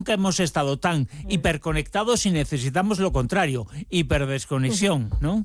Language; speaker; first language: Spanish; native; Spanish